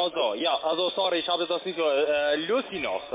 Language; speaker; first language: German; non-native, learner; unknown